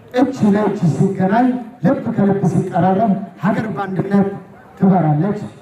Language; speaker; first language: Amharic; non-native, local second language; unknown